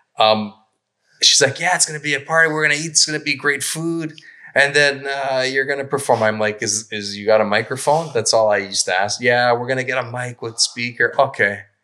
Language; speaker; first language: English; native; English